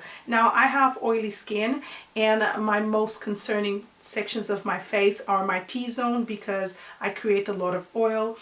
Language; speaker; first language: English; non-native, fluent; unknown